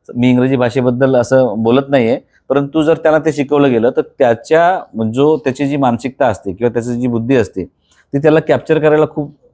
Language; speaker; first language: Marathi; non-native, local second language; Bhili